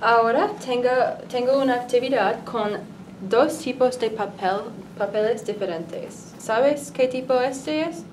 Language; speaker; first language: Spanish; non-native, learner; English